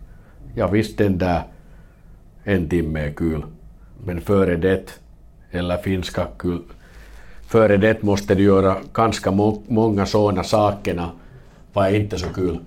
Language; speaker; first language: Swedish; non-native, learner; Finnish